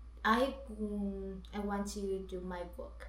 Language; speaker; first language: English; non-native, learner; Vietnamese